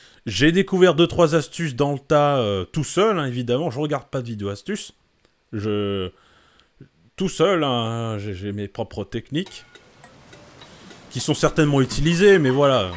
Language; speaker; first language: French; native; French